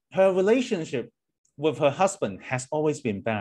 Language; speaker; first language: English; non-native, local second language; Chinese